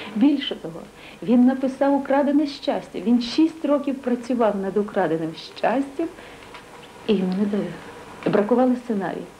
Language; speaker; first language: Ukrainian; native; Ukrainian